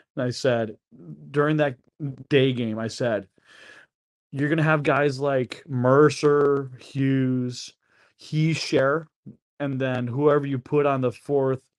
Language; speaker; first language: English; native; English